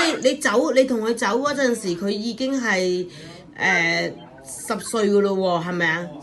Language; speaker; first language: Cantonese; native; Cantonese